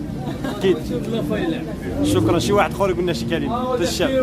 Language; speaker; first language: Arabic; native; Arabic